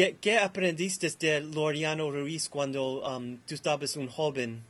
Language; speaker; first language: Spanish; non-native, learner; English